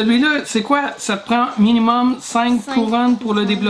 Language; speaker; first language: French; native; French